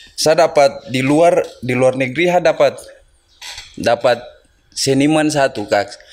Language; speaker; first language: Indonesian; native; Indonesian